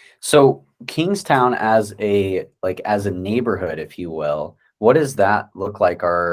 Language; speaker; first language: English; native; English